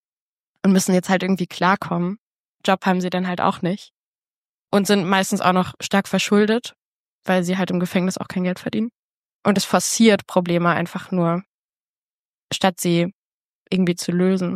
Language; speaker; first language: German; native; German